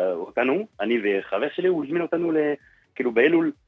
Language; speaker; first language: Hebrew; non-native, fluent; French